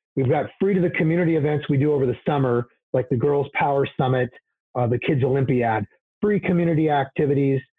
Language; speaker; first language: English; native; English